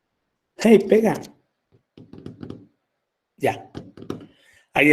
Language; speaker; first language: Spanish; native; Spanish